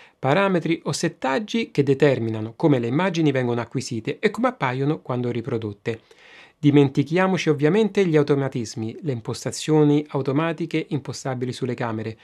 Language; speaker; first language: Italian; native; Italian